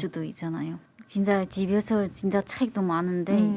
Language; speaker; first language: Korean; non-native, fluent; Japanese